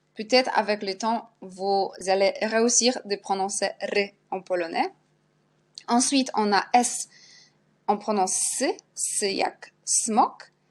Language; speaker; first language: French; non-native, fluent; Polish